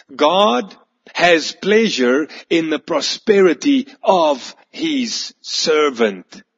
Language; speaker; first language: English; non-native, local second language; Afrikaans